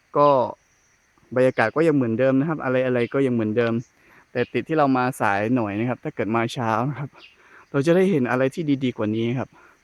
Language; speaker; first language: Thai; native; Thai